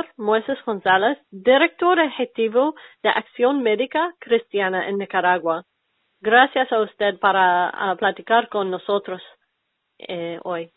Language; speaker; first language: Spanish; non-native, learner; English